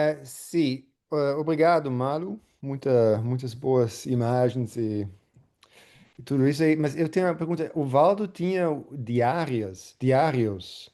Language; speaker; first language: Portuguese; non-native, fluent; English